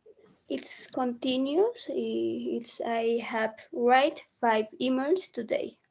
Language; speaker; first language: English; non-native, learner; Spanish